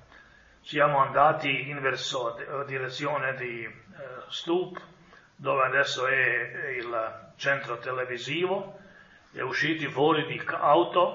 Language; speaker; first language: Italian; non-native, fluent; Croatian